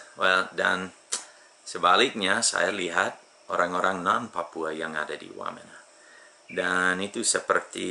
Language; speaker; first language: Indonesian; non-native, fluent; English